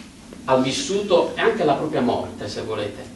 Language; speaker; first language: Italian; native; Italian